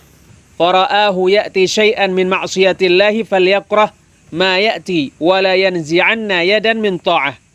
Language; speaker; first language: Arabic; non-native, local second language; Indonesian